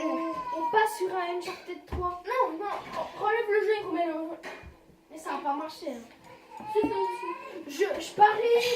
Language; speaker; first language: French; native; French